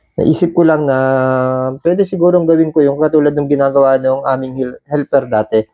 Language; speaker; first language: Filipino; native; Filipino